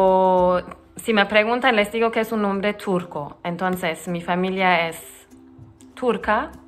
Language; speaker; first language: Spanish; non-native, fluent; Turkish